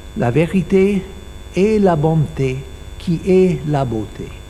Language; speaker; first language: French; non-native, learner; English